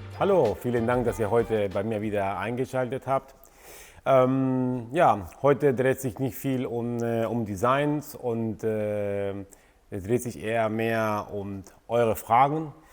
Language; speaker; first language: German; non-native, fluent; Spanish